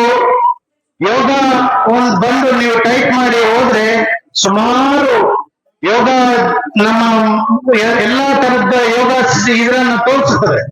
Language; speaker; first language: Kannada; native; Kannada